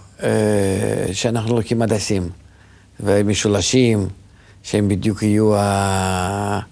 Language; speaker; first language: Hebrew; non-native, fluent; Russian